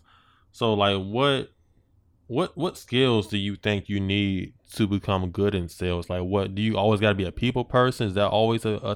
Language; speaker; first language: English; native; English